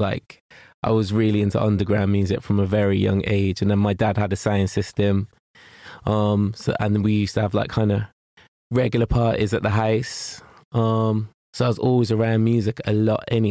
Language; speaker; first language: English; native; English